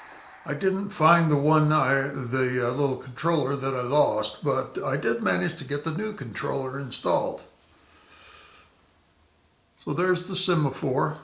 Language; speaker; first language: English; native; English